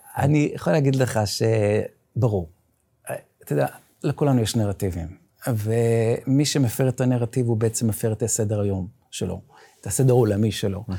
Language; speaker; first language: Hebrew; non-native, local second language; Yiddish